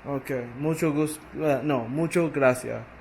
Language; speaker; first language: Spanish; non-native, learner; English